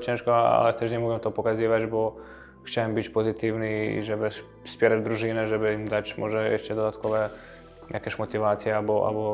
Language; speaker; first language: Polish; non-native, fluent; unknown